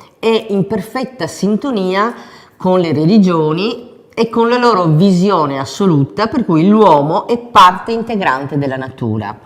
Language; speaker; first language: Italian; native; Italian